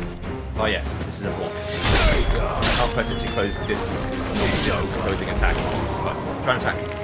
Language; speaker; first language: English; native; English